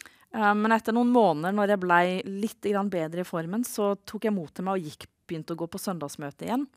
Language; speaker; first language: Norwegian; native; Norwegian